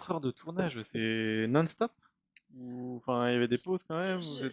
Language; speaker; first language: French; native; French